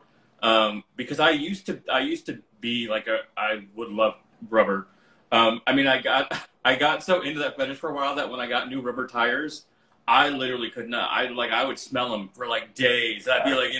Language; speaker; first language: English; native; English